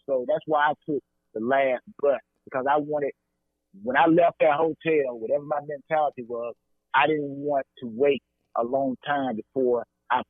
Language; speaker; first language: English; native; English